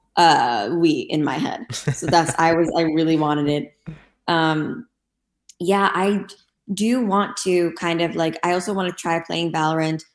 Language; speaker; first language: English; non-native, fluent; Turkish